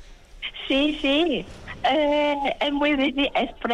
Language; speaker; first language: Spanish; non-native, learner; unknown